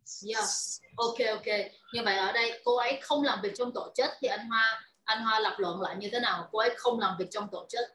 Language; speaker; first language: Vietnamese; native; Vietnamese